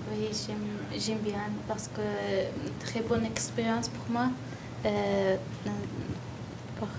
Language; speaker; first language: French; non-native, learner; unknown